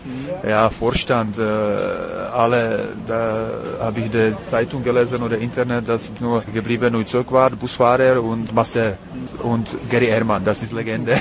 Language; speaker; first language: German; non-native, fluent; Czech